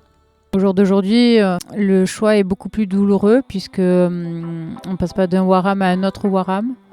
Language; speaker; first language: French; native; French